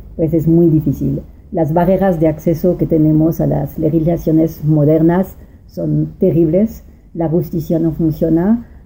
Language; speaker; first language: Spanish; non-native, fluent; French